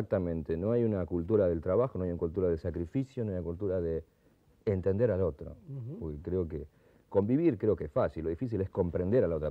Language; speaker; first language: Spanish; native; Spanish